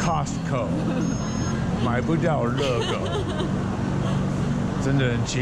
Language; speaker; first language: Chinese; non-native, fluent; English